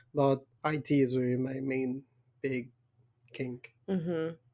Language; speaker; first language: English; non-native, fluent; French